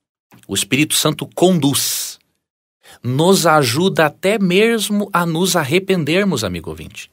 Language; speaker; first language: Portuguese; native; Portuguese